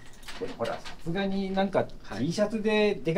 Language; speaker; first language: Japanese; native; Japanese